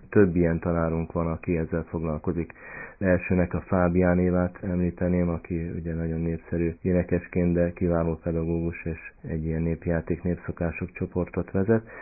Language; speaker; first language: Hungarian; native; Hungarian